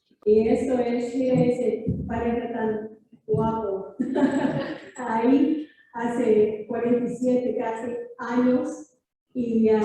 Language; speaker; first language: Spanish; non-native, fluent; English